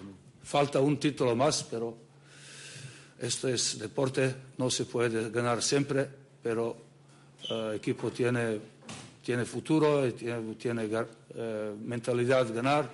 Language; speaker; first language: Spanish; non-native, learner; Serbian